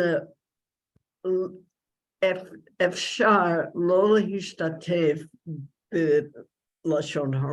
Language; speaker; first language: Hebrew; non-native, learner; English